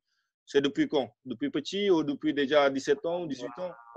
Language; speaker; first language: French; non-native, fluent; Indonesian